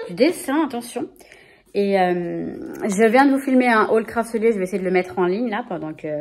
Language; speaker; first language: French; native; French